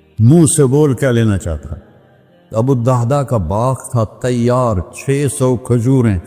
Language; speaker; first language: Urdu; non-native, local second language; Punjabi